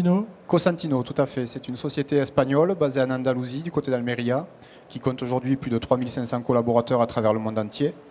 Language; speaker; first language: French; native; French